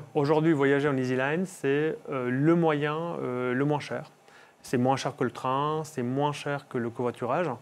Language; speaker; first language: French; non-native, fluent; Spanish